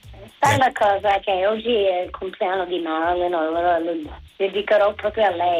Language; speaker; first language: Italian; non-native, fluent; English